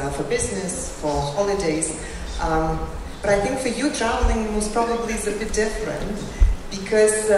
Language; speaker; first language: English; non-native, fluent; Lithuanian